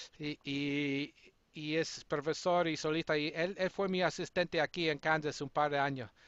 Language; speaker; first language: Spanish; non-native, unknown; English